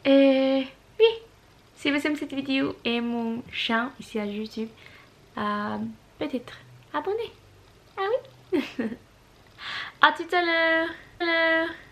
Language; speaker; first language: French; non-native, learner; Russian